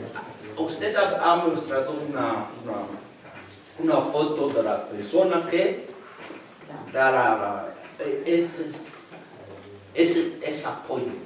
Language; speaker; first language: Spanish; non-native, fluent; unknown